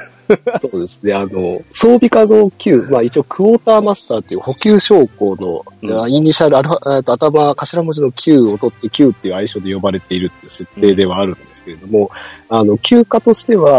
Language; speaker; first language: Japanese; native; Japanese